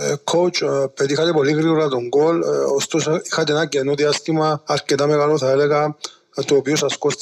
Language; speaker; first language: Greek; native; Greek